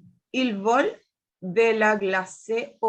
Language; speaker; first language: French; non-native, learner; Spanish